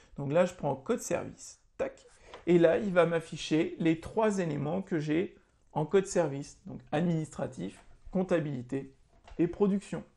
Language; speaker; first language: French; native; French